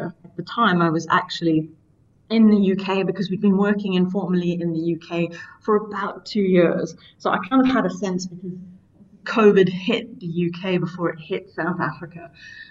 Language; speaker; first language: English; native; English